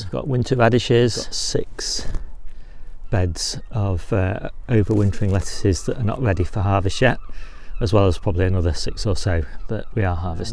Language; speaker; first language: English; native; English